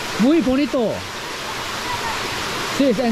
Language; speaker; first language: Spanish; non-native, learner; Korean